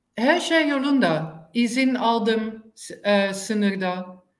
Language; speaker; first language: Turkish; non-native, learner; Dutch